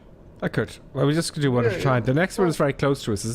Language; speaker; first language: English; native; English